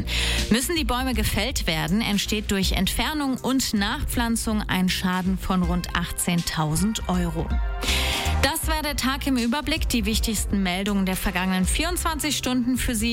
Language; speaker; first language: German; native; German